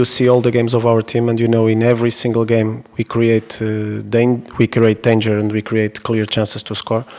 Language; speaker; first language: English; non-native, fluent; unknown